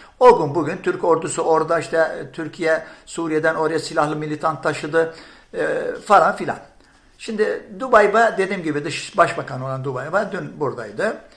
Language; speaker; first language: Turkish; non-native, fluent; Arabic